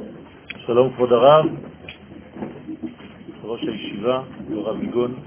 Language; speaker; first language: Hebrew; non-native, fluent; French